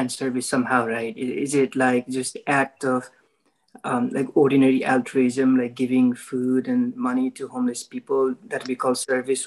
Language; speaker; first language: English; non-native, local second language; Nepali